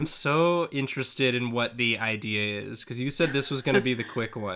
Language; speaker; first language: English; native; English